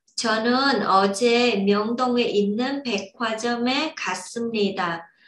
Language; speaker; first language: Korean; non-native, fluent; Vietnamese